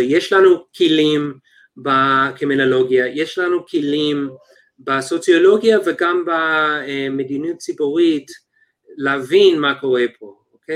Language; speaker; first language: Hebrew; non-native, fluent; English